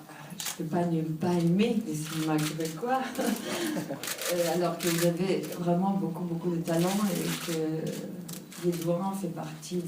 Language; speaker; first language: French; non-native, fluent; Italian